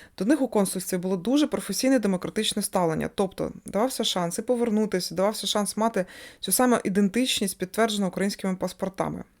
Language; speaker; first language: Ukrainian; non-native, local second language; Russian